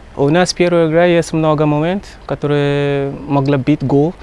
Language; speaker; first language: Russian; non-native, learner; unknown